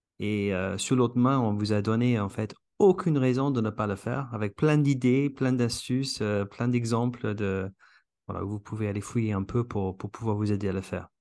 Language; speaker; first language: French; non-native, fluent; English